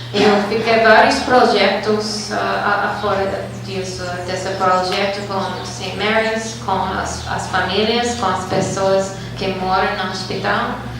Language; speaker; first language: Portuguese; non-native, fluent; English